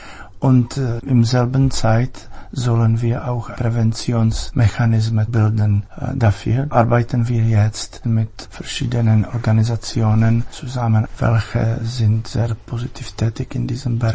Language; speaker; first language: German; non-native, fluent; Czech